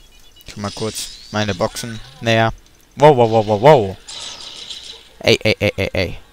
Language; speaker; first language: German; native; German